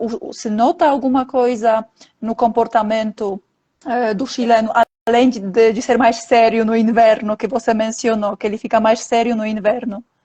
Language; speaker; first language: Portuguese; non-native, fluent; Polish